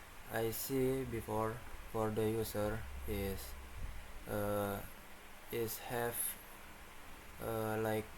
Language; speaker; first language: English; non-native, learner; Indonesian